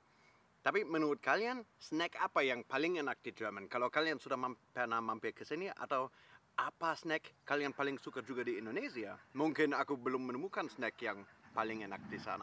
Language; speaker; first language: Indonesian; non-native, fluent; German